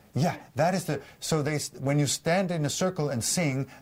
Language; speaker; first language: English; non-native, fluent; Danish